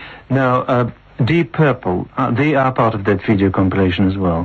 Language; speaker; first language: English; non-native, fluent; Russian